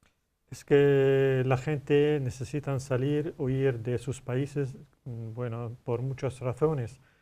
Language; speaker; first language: Spanish; non-native, learner; Arabic